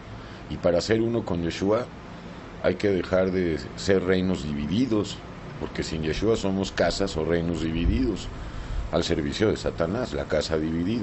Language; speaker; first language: Spanish; native; Spanish